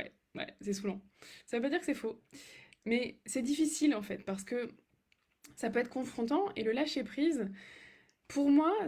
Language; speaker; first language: French; native; French